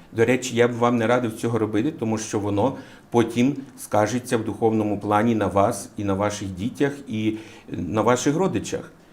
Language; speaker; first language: Ukrainian; native; Ukrainian